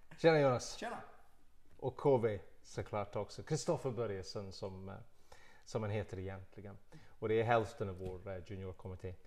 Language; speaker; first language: Swedish; non-native, fluent; English